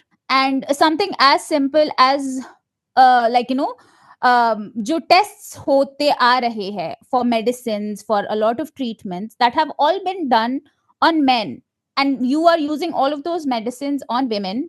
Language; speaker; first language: English; non-native, local second language; Malayalam